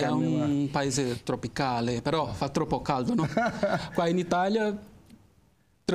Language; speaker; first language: Italian; non-native, fluent; Portuguese